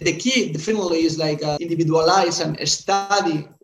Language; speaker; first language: English; non-native, fluent; Spanish